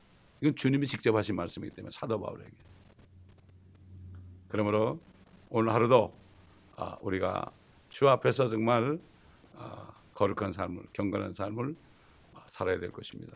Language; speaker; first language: Korean; native; Korean